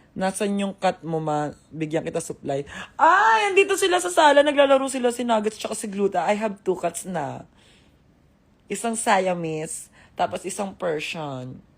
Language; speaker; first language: Filipino; native; Filipino